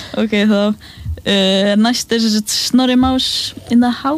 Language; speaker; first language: Icelandic; native; Icelandic